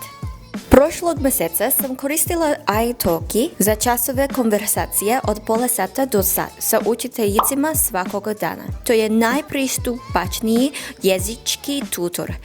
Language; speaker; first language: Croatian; non-native, learner; English